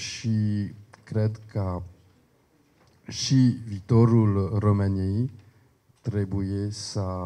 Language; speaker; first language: Romanian; non-native, learner; French